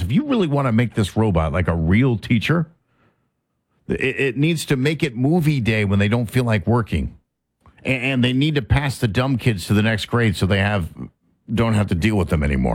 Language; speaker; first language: English; native; English